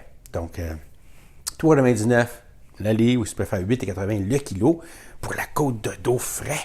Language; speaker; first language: French; native; French